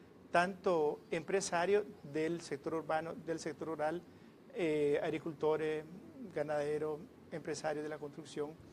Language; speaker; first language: Spanish; native; Spanish